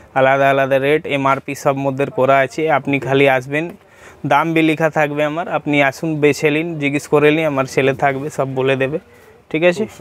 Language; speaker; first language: Bangla; non-native, local second language; Hindi